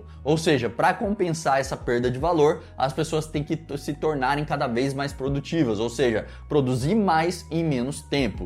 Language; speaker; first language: Portuguese; native; Portuguese